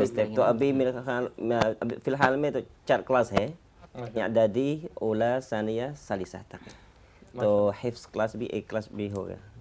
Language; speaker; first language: Hindi; non-native, fluent; Khmer